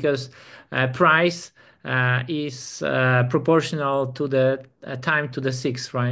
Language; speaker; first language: English; non-native, fluent; Polish